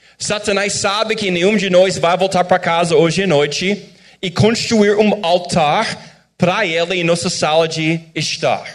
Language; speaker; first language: Portuguese; non-native, fluent; English